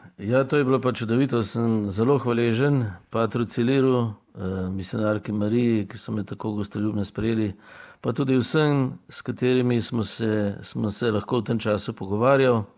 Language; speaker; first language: Slovenian; native; Slovenian